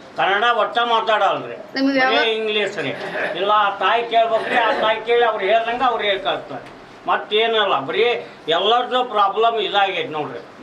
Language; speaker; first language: Kannada; native; Kannada